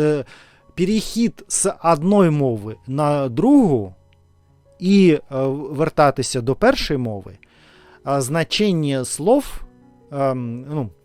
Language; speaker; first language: Ukrainian; non-native, learner; Russian